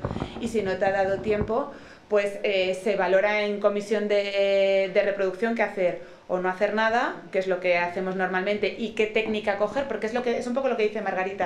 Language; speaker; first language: Spanish; native; Spanish